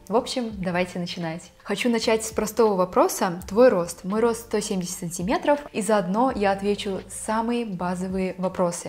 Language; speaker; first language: Russian; native; Russian